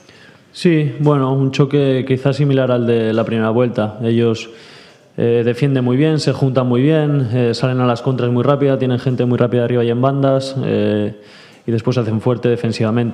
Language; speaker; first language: Spanish; native; Spanish